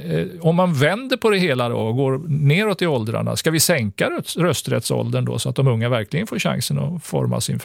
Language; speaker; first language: Swedish; native; Swedish